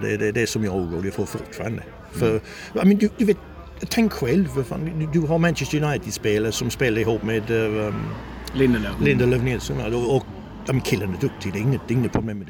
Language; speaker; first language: Swedish; non-native, fluent; English